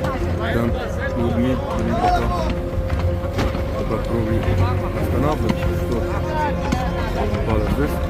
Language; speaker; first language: Russian; non-native, learner; Arabic